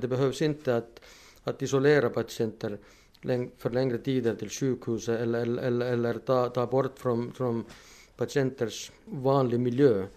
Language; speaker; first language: Swedish; non-native, fluent; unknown